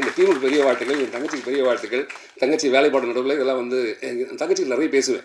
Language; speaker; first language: Tamil; native; Tamil